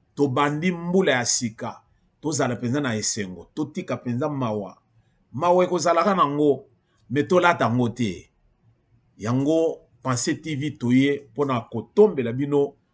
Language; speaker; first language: Lingala; native; Lingala